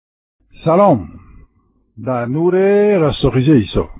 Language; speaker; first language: Persian; non-native, fluent; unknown